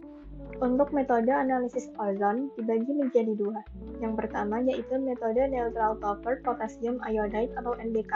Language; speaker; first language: Indonesian; native; Indonesian